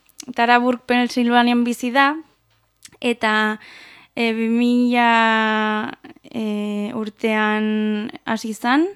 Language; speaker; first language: Basque; non-native, local second language; Spanish